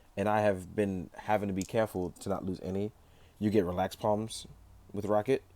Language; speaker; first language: English; native; English